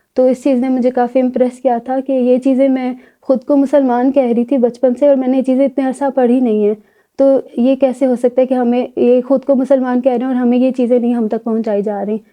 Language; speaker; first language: Urdu; native; Urdu